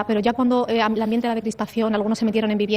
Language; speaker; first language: Spanish; native; Spanish